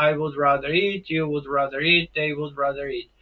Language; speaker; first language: English; non-native, fluent; Portuguese